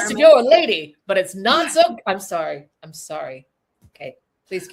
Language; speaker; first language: English; native; English